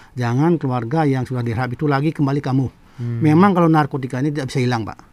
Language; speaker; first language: Indonesian; non-native, local second language; Balinese